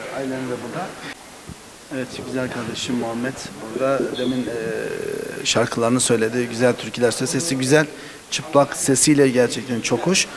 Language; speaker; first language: Turkish; native; Turkish